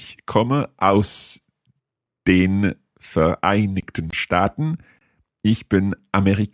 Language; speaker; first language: German; non-native, learner; English